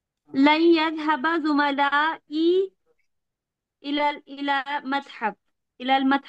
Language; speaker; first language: Arabic; non-native, learner; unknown